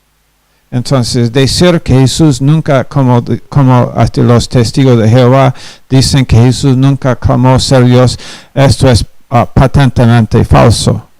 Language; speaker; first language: Spanish; non-native, fluent; English